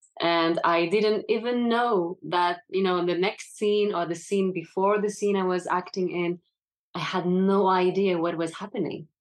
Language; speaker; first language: English; non-native, fluent; French